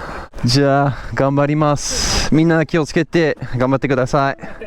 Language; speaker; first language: Japanese; non-native, learner; English